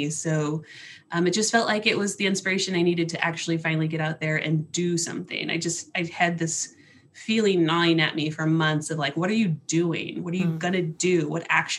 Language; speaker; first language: English; native; English